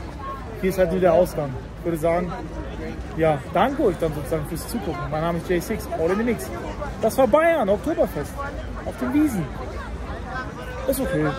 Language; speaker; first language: German; native; German